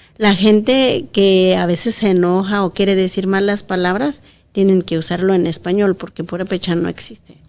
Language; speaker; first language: Spanish; non-native, local second language; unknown